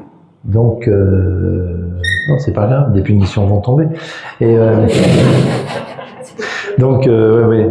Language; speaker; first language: French; native; French